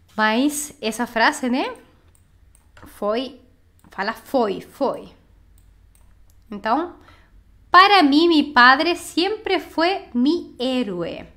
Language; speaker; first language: Portuguese; non-native, fluent; Spanish